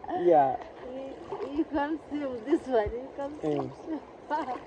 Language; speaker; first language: English; non-native, learner; Swahili